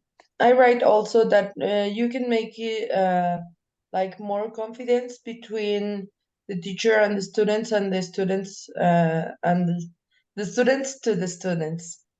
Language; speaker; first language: English; non-native, learner; Spanish